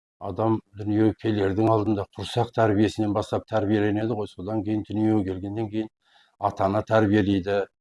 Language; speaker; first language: Kazakh; native; Kazakh